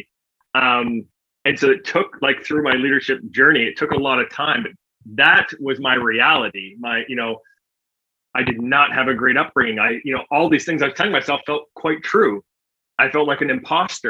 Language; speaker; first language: English; native; English